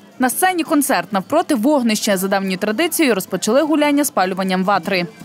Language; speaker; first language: Ukrainian; native; Ukrainian